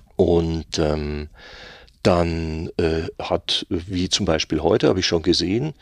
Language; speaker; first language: German; native; German